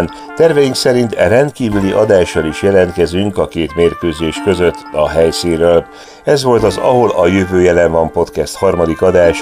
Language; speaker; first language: Hungarian; native; Hungarian